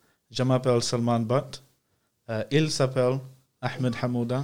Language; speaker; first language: French; non-native, learner; English